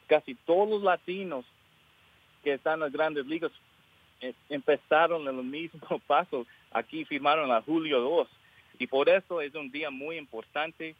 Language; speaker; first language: Spanish; early bilingual, heritage; English